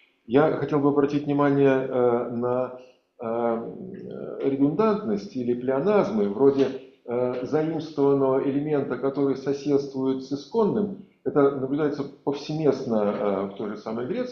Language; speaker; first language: Russian; native; Russian